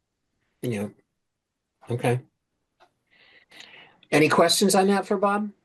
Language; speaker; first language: English; native; English